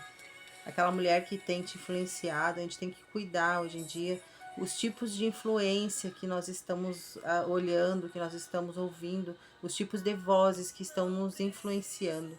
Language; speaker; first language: Portuguese; native; Portuguese